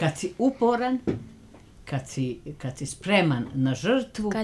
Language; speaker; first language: Croatian; native; Croatian